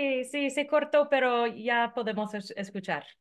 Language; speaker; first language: Spanish; non-native, fluent; English